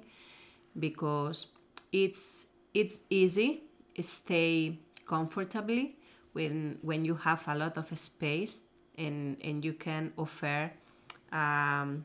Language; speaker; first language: English; non-native, learner; Spanish